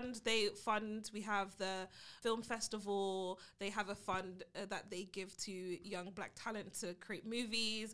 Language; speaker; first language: English; native; English